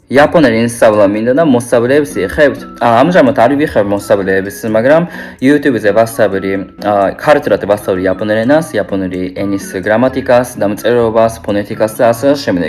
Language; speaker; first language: Georgian; non-native, learner; Japanese